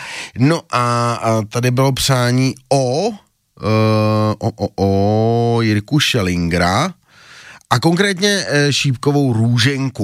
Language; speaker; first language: Czech; native; Czech